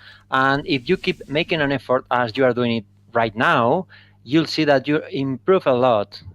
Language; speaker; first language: English; non-native, fluent; Spanish